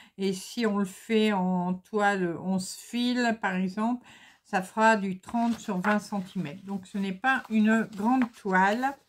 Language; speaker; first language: French; native; French